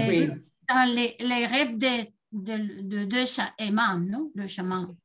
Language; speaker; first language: French; non-native, fluent; Spanish